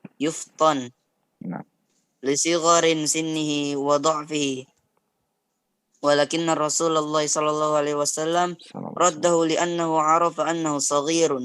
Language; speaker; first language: Arabic; non-native, learner; Indonesian